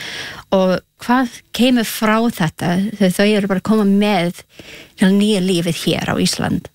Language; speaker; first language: Icelandic; non-native, learner; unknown